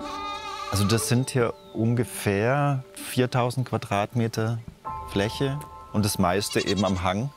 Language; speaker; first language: German; native; German